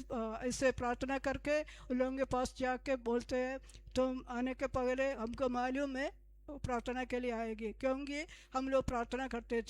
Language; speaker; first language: Hindi; non-native, local second language; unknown